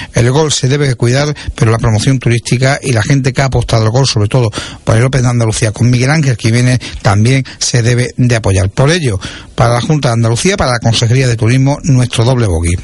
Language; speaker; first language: Spanish; native; Spanish